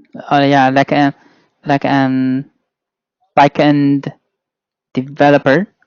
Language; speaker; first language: English; non-native, learner; Chinese